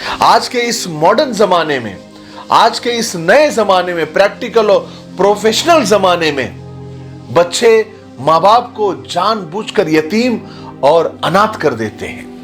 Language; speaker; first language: Urdu; native; Urdu